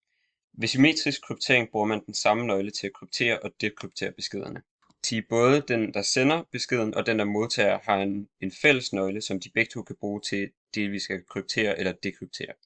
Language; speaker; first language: Danish; native; Danish